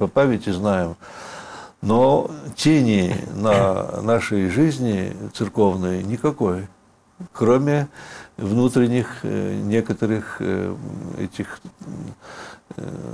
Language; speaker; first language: Russian; early bilingual, heritage; Russian